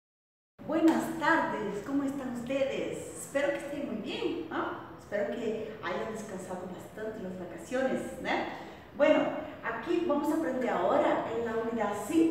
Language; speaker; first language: Spanish; non-native, fluent; Portuguese